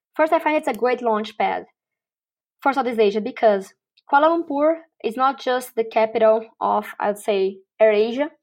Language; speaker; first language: English; non-native, fluent; Portuguese